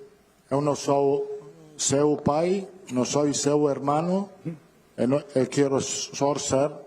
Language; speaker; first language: Portuguese; non-native, learner; Italian